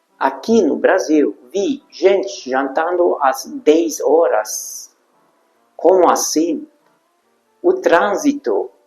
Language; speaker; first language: Portuguese; non-native, fluent; Hungarian